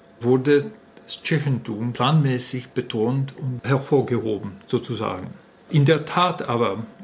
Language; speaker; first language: German; non-native, fluent; Czech